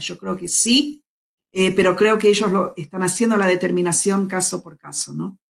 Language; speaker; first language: Spanish; non-native, fluent; English